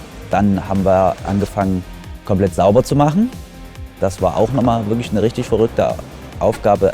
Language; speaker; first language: German; native; German